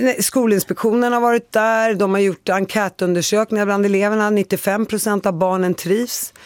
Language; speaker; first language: Swedish; early bilingual, other home language; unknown